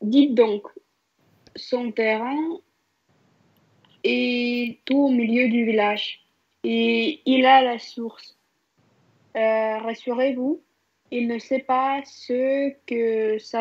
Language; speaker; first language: French; non-native, learner; Russian